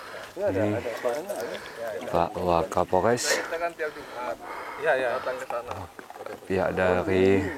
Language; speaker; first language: Indonesian; native; Indonesian